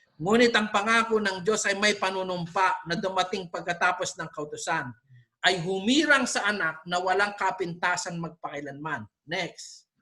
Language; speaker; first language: Filipino; non-native, local second language; Pampanga